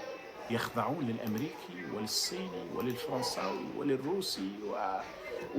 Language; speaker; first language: Arabic; native; Arabic